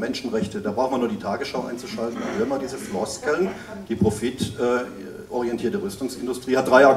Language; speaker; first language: German; native; German